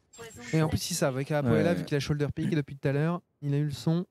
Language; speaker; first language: French; native; French